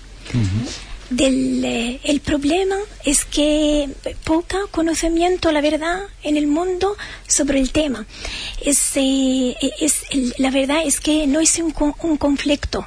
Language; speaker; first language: Spanish; non-native, fluent; Arabic